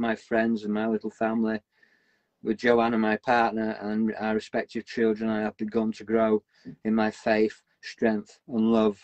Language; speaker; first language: English; native; English